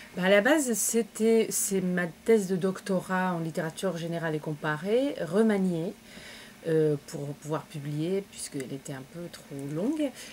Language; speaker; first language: French; non-native, fluent; Spanish